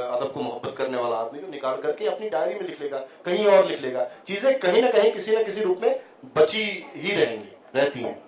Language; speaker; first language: Hindi; native; Hindi